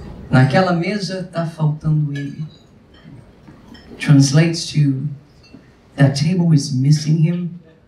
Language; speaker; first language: English; non-native, fluent; Portuguese